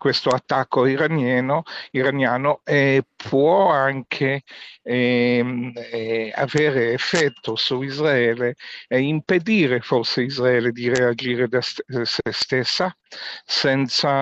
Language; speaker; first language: Italian; non-native, fluent; Hebrew